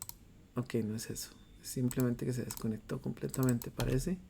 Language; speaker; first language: Spanish; native; Spanish